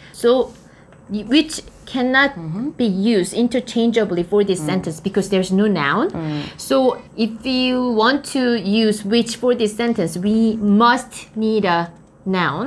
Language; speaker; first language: English; non-native, fluent; Korean